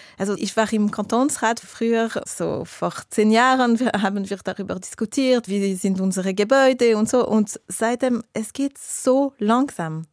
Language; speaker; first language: German; non-native, local second language; French